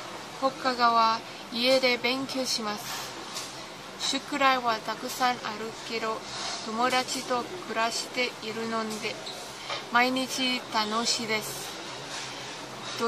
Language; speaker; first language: Japanese; non-native, learner; Cantonese